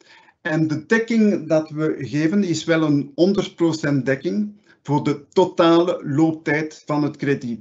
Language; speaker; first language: Dutch; non-native, local second language; French